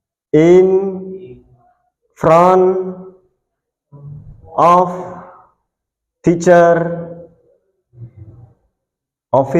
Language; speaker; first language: English; non-native, learner; Indonesian